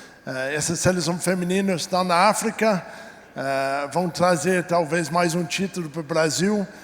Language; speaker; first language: Portuguese; non-native, fluent; English